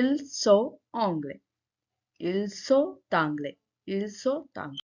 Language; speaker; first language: French; non-native, learner; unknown